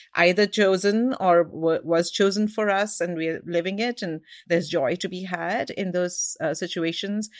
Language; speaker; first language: English; non-native, local second language; Hindi